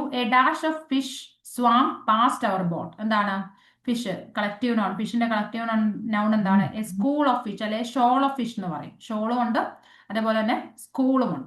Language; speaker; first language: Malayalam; native; Malayalam